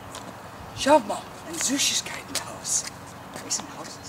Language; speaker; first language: German; non-native, learner; English